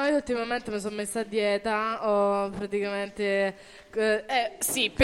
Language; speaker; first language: Italian; native; Italian